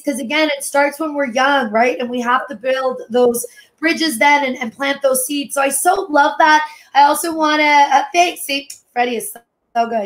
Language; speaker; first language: English; early bilingual, other home language; Spanish